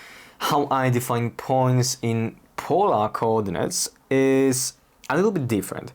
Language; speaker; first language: English; non-native, fluent; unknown